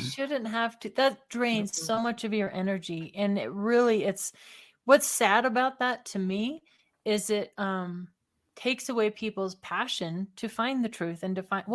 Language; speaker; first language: English; native; English